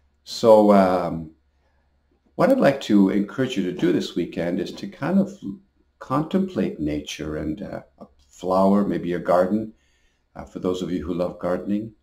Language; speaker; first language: English; native; English